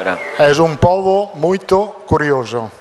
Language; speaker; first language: Portuguese; non-native, fluent; Italian